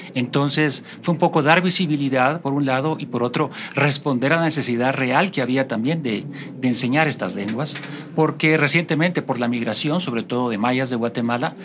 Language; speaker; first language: Spanish; native; Spanish